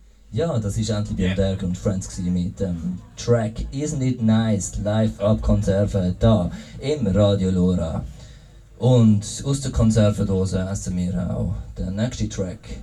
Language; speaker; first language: German; native; German